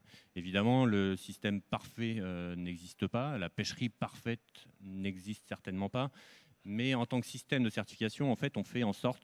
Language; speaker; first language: French; native; French